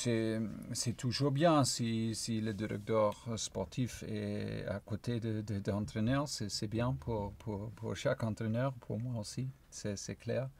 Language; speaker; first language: French; non-native, fluent; German